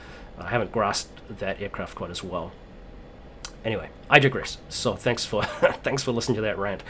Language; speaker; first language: English; native; English